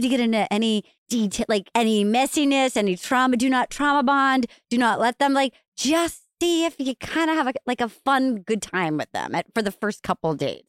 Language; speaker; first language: English; native; English